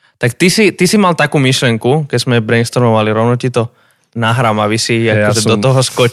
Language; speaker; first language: Slovak; native; Slovak